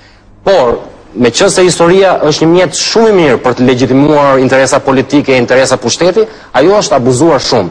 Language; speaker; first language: Albanian; native; Albanian